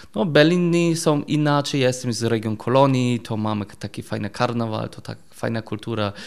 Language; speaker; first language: Polish; non-native, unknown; German